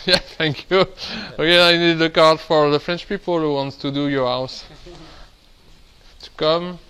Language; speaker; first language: English; non-native, learner; French